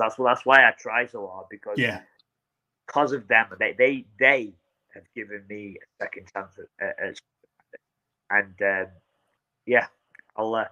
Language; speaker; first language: English; native; English